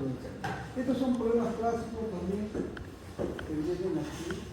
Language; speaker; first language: Spanish; native; Spanish